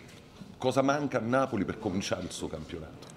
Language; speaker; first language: Italian; native; Italian